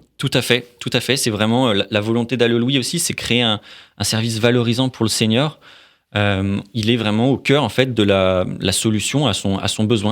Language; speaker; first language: French; native; French